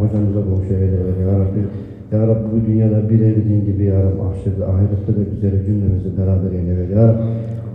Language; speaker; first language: Turkish; native; Turkish